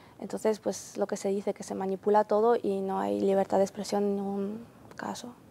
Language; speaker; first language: Spanish; non-native, fluent; Ukrainian